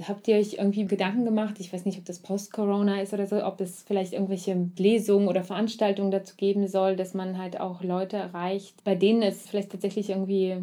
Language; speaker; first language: German; early bilingual, other home language; Russian